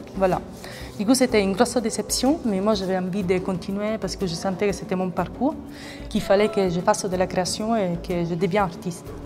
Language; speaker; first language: French; non-native, fluent; Italian